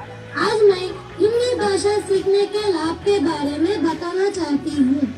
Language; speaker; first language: Hindi; non-native, local second language; Telugu